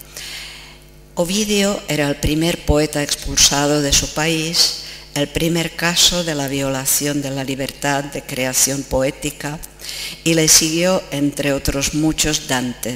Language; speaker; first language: Spanish; non-native, fluent; Czech